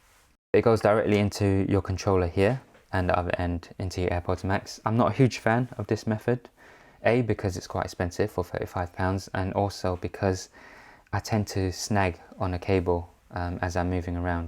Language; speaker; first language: English; native; English